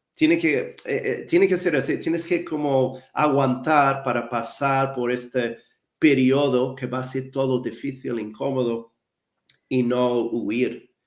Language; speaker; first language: Spanish; non-native, fluent; English